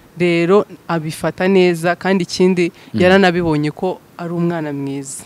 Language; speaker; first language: Kinyarwanda; native; Kinyarwanda